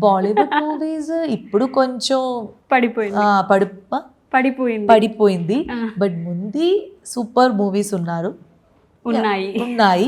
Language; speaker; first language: Telugu; non-native, learner; Malayalam